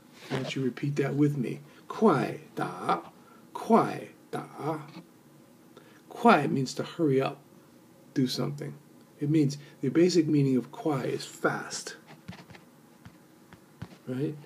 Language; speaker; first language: English; native; English